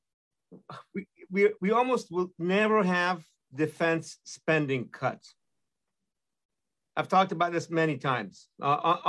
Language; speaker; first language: English; non-native, fluent; Persian